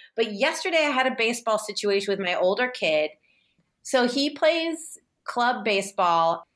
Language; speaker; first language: English; native; English